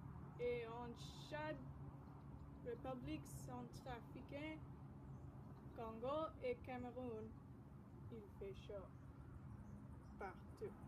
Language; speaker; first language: French; non-native, learner; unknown